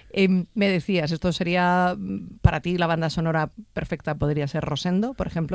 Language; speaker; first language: Spanish; native; Spanish